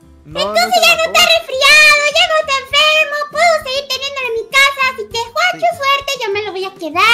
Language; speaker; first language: Spanish; native; Spanish